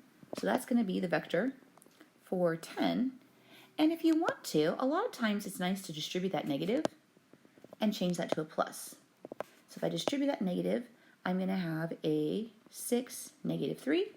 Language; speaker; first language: English; native; English